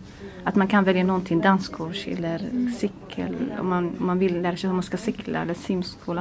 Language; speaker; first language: Swedish; non-native, learner; Arabic